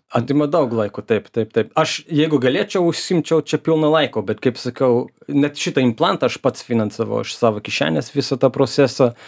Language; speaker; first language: Lithuanian; early bilingual, heritage; Lithuanian